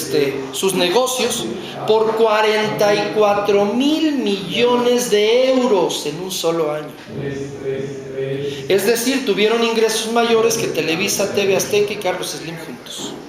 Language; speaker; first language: Spanish; native; Spanish